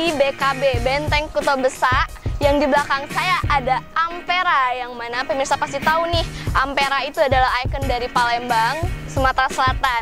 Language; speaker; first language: Indonesian; native; Indonesian